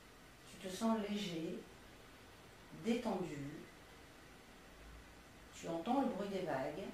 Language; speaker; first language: French; native; French